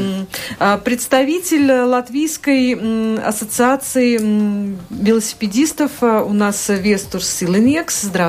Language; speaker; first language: Russian; native; Russian